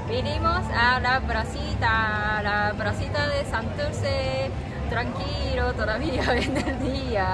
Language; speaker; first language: Spanish; non-native, learner; Japanese